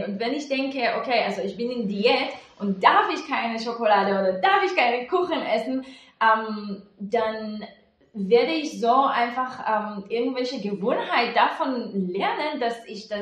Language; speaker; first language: German; non-native, fluent; Hebrew